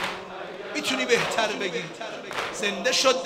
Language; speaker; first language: Persian; native; Persian